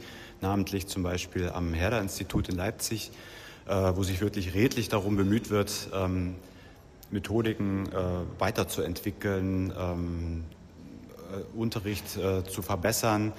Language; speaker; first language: German; native; German